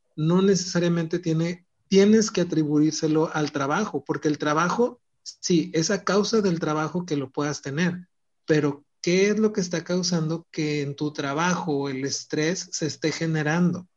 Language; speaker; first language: Spanish; native; Spanish